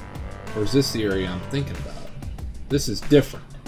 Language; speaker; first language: English; native; English